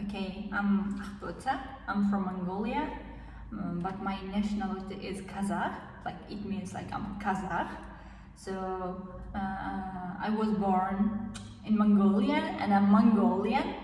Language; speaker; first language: English; non-native, learner; Kazakh